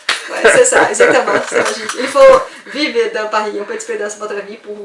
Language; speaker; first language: French; non-native, fluent; Portuguese